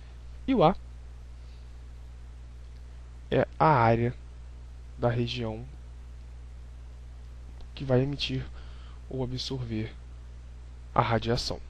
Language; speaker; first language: Portuguese; native; Portuguese